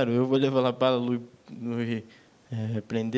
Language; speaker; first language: Italian; non-native, learner; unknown